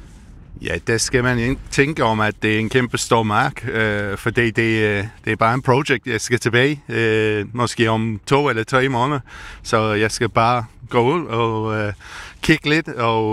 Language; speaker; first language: Danish; non-native, fluent; English